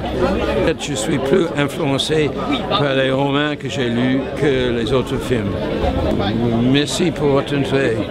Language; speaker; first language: French; non-native, learner; English